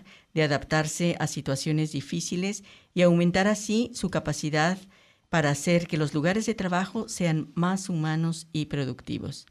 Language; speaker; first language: Spanish; native; Spanish